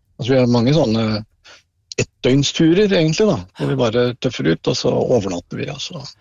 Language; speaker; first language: Norwegian; native; Norwegian